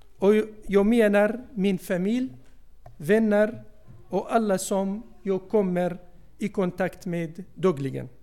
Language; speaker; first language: Swedish; non-native, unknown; Arabic